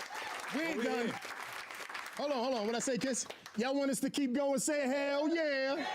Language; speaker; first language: English; native; English